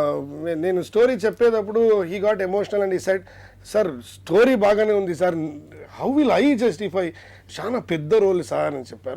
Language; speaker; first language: Telugu; non-native, learner; Kannada